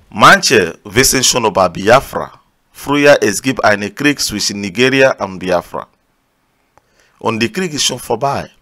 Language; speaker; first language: German; non-native, learner; Igbo